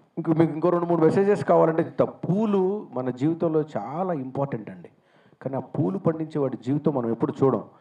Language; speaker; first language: Telugu; native; Telugu